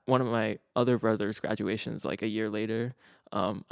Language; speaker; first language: English; native; English